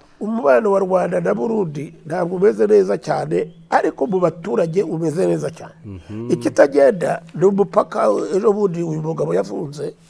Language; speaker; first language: Kinyarwanda; early bilingual, heritage; Kinyarwanda